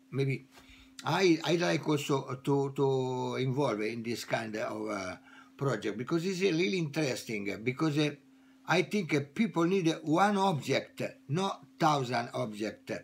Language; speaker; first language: English; non-native, learner; Italian